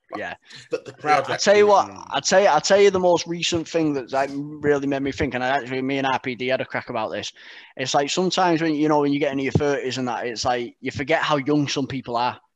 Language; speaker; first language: English; native; English